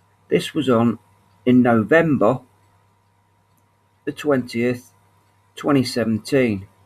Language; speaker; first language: English; native; English